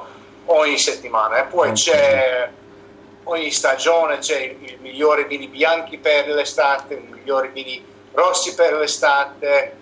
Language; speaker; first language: Italian; non-native, learner; English